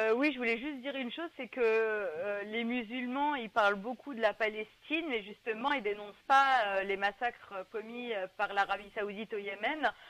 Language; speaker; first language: French; native; French